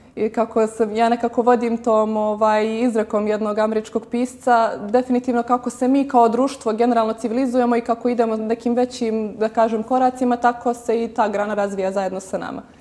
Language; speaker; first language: Croatian; native; Croatian